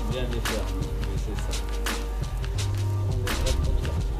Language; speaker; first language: French; non-native, local second language; Arabic